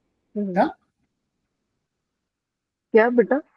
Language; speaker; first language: German; non-native, fluent; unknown